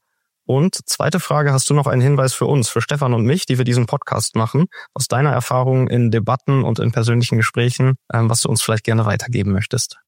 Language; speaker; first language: German; native; German